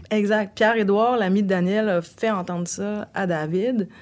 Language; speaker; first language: French; native; French